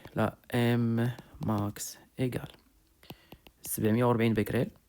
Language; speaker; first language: French; non-native, local second language; Arabic